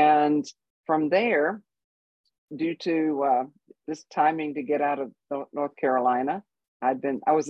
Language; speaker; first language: English; native; English